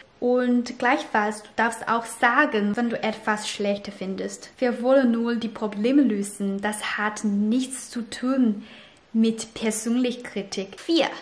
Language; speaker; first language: German; non-native, fluent; Chinese